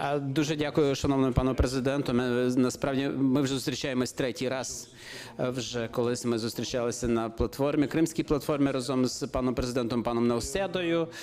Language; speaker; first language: Ukrainian; non-native, fluent; Lithuanian